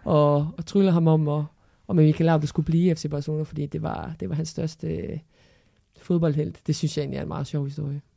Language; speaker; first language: Danish; early bilingual, other home language; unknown